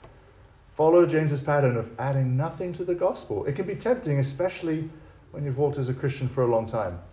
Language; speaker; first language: English; native; English